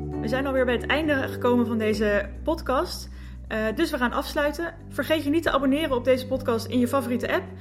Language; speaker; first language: Dutch; native; Dutch